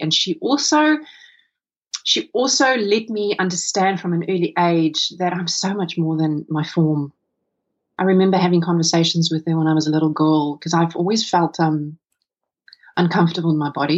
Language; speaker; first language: English; non-native, local second language; Afrikaans